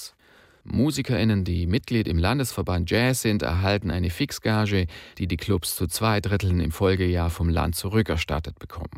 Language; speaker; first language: German; native; German